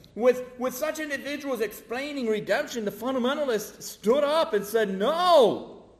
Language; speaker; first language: English; native; English